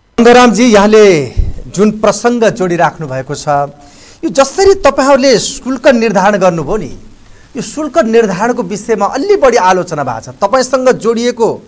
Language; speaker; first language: Nepali; native; Nepali